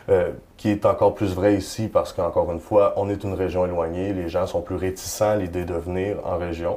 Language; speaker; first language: French; native; French